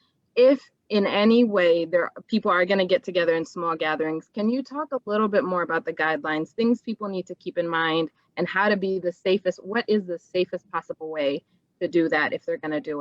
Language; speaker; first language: English; native; English